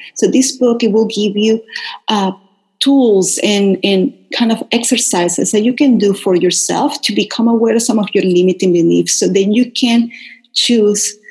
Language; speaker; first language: English; non-native, fluent; Spanish